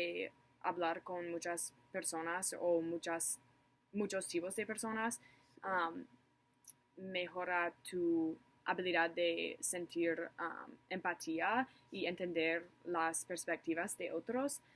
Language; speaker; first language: Spanish; non-native, learner; English